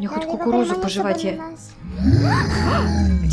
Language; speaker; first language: Russian; native; Russian